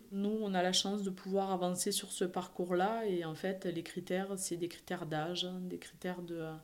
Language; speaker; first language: French; native; French